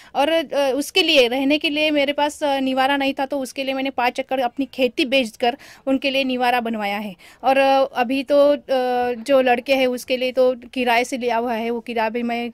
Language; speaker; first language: Hindi; non-native, local second language; Marathi